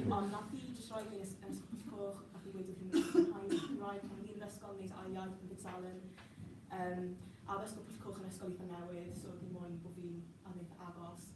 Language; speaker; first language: Welsh; non-native, local second language; English